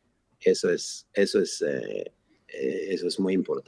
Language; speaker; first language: Spanish; non-native, fluent; Hebrew